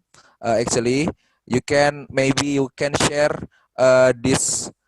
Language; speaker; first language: English; non-native, fluent; Indonesian